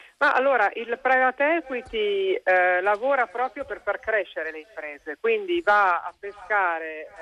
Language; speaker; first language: Italian; native; Italian